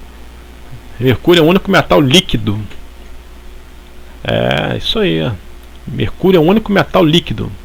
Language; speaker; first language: Portuguese; native; Portuguese